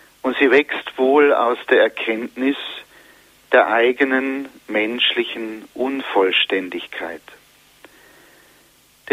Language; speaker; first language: German; native; German